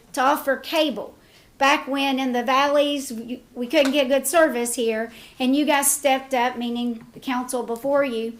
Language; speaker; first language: English; native; English